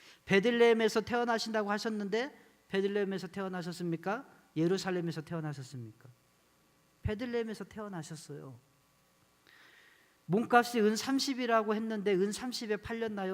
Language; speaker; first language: Korean; native; Korean